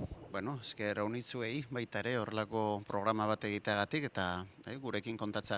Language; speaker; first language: Basque; non-native, local second language; Spanish